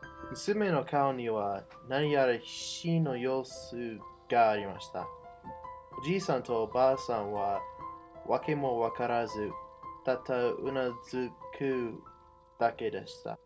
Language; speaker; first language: Japanese; non-native, fluent; English